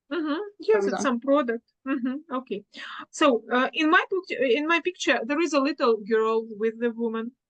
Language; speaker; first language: English; non-native, fluent; Russian